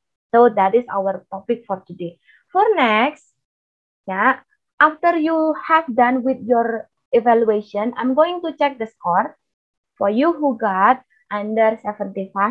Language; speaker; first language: English; non-native, fluent; Indonesian